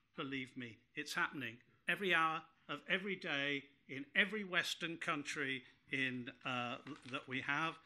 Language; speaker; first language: English; native; English